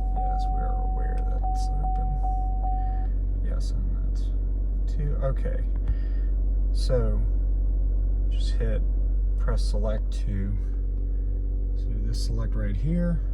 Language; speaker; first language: English; native; English